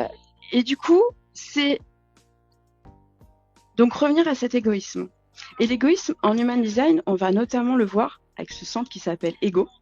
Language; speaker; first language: French; native; French